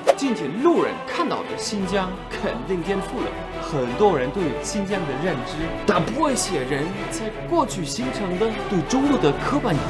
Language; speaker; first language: Chinese; non-native, fluent; German